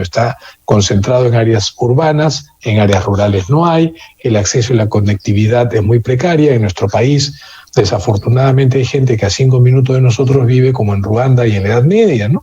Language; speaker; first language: Spanish; native; Spanish